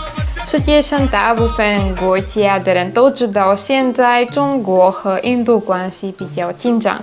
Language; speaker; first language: Chinese; non-native, fluent; Slovak